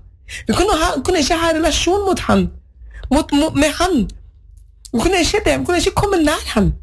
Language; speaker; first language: Norwegian; non-native, fluent; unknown